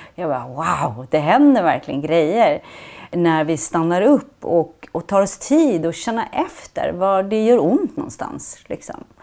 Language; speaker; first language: Swedish; native; Swedish